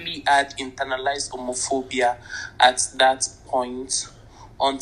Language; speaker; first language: English; non-native, local second language; Igbo